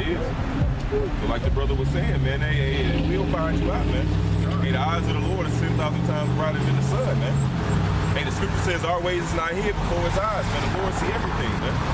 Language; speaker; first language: English; native; English